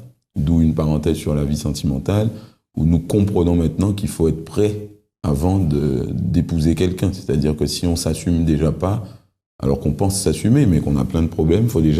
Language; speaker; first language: French; native; French